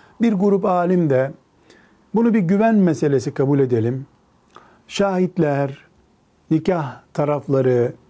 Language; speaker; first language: Turkish; native; Turkish